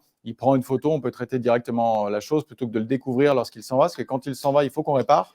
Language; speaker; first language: French; native; French